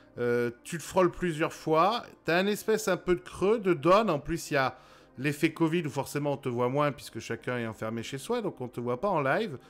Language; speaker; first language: French; native; French